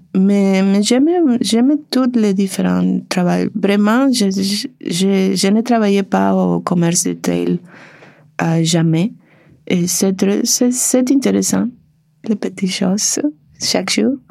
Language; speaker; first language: French; non-native, learner; Spanish